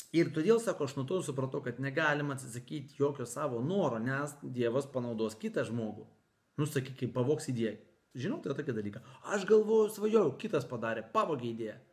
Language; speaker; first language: Lithuanian; native; Lithuanian